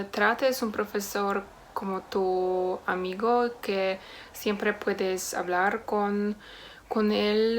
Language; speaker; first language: Spanish; non-native, learner; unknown